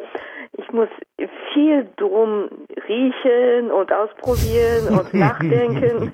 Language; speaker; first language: German; non-native, fluent; Japanese